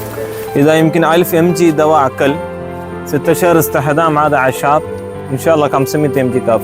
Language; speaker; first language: Arabic; non-native, learner; Malayalam